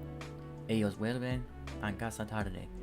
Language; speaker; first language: Spanish; non-native, learner; English